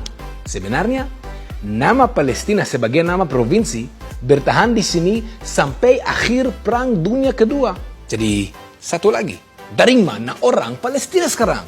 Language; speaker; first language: Indonesian; non-native, fluent; Hebrew